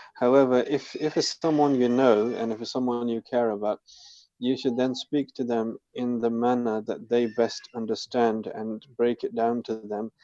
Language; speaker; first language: English; early bilingual, other home language; Punjabi